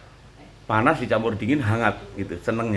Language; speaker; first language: Indonesian; native; Indonesian